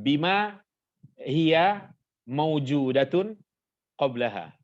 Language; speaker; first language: Arabic; non-native, fluent; Indonesian